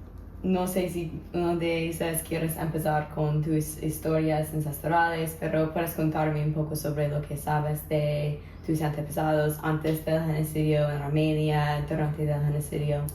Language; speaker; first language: Spanish; non-native, learner; English